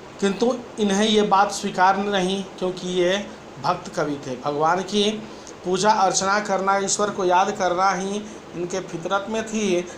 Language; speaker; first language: Hindi; native; Hindi